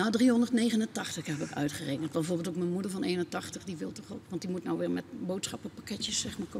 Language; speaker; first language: Dutch; native; Dutch